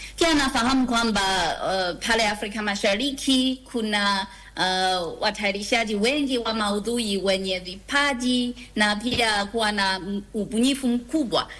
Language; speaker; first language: Swahili; non-native, fluent; Chinese